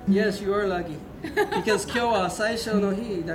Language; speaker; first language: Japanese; non-native, learner; English